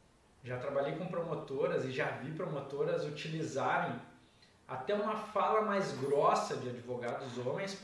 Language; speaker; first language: Portuguese; native; Portuguese